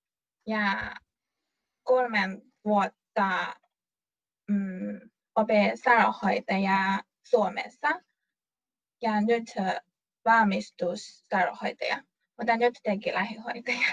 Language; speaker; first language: Finnish; non-native, learner; Chinese